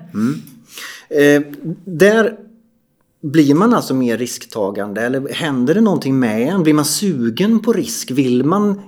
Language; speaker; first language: Swedish; native; Swedish